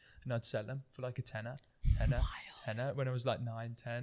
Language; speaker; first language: English; native; English